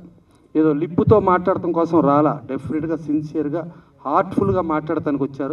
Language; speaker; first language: Telugu; native; Telugu